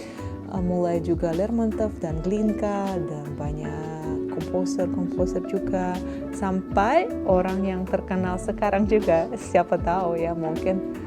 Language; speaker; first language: Indonesian; non-native, fluent; Russian